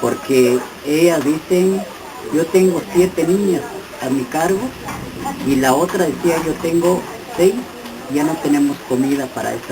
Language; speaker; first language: Spanish; non-native, local second language; Kʼicheʼ